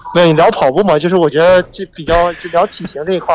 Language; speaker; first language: Chinese; native; Chinese